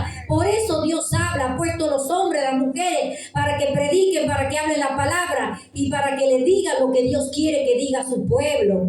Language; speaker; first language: Spanish; native; Spanish